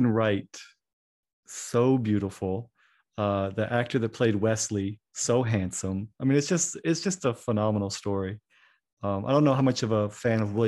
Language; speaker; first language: English; native; English